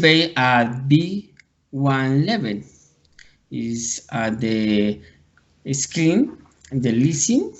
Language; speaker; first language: English; non-native, learner; Spanish